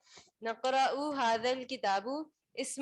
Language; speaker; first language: Arabic; non-native, learner; Urdu